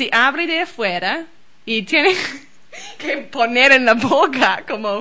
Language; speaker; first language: Spanish; non-native, learner; English